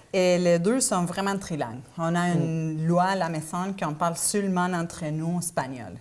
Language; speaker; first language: French; non-native, fluent; Spanish